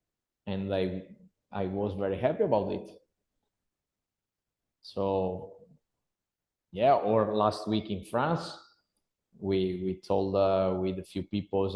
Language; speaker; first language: English; non-native, learner; Italian